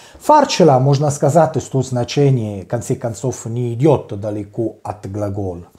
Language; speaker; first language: Russian; non-native, learner; Italian